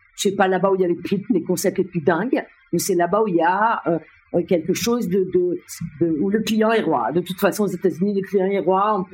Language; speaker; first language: French; native; French